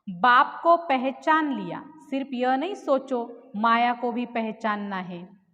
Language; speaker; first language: Hindi; non-native, local second language; Marathi